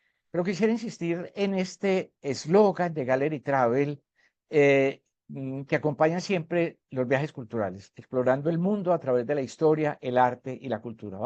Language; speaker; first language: Spanish; native; Spanish